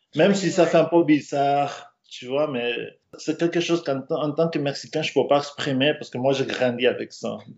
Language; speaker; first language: French; non-native, fluent; Spanish